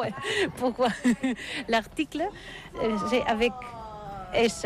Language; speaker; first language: French; non-native, learner; Catalan